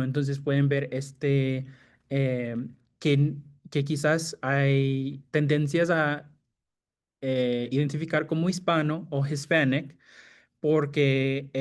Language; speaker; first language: Spanish; non-native, fluent; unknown